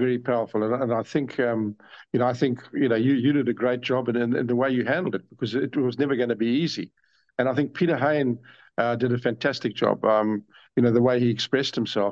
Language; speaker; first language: English; native; English